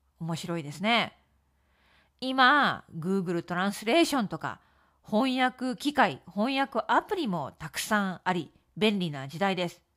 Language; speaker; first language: Japanese; native; Japanese